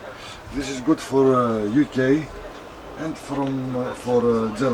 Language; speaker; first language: English; non-native, learner; Greek